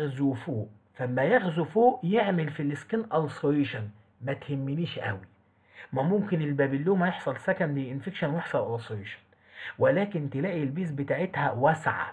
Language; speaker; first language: Arabic; native; Arabic